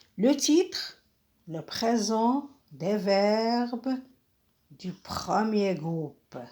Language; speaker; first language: French; non-native, local second language; Arabic